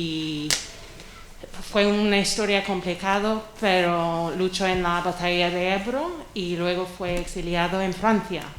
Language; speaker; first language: Spanish; non-native, fluent; English